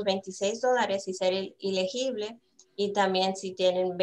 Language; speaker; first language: Spanish; early bilingual, heritage; Spanish